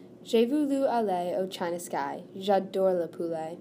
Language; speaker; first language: French; non-native, learner; English